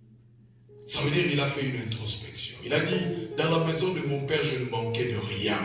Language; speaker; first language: French; non-native, local second language; Lingala